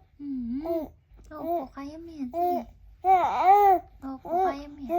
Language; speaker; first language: Korean; non-native, learner; Filipino